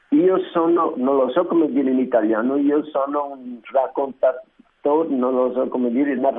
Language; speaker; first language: Italian; non-native, learner; Portuguese